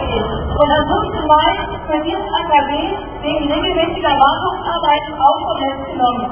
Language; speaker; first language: German; native; German